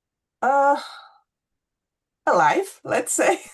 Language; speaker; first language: English; non-native, fluent; Polish